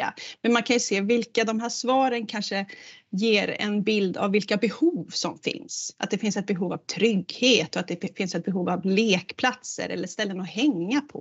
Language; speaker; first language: Swedish; native; Swedish